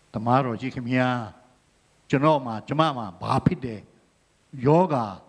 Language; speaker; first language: Burmese; non-native, local second language; Tedim Chin